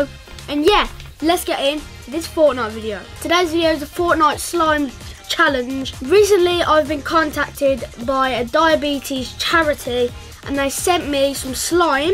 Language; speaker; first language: English; native; English